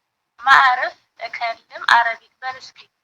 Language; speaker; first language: Arabic; non-native, learner; Amharic